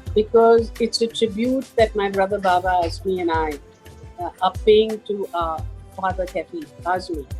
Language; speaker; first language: English; non-native, local second language; Hindi